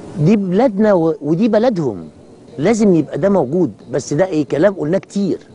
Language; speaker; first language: Arabic; native; Arabic